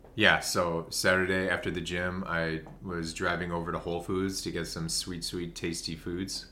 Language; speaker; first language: English; native; English